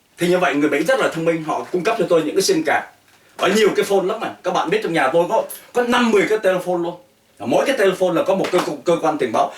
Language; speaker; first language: Vietnamese; native; Vietnamese